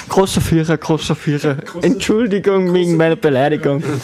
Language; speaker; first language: German; native; German